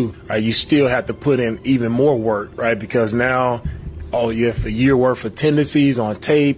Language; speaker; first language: English; native; English